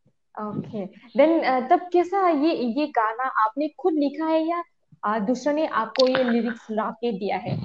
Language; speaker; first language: Hindi; non-native, local second language; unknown